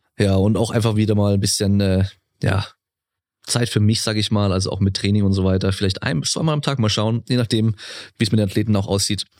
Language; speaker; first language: German; native; German